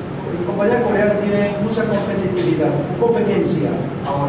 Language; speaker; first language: Spanish; non-native, learner; Korean